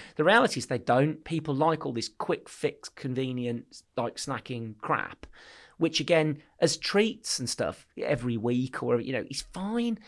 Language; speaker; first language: English; native; English